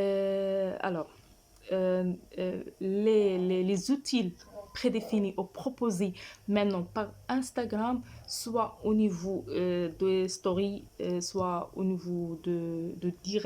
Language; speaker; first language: French; non-native, fluent; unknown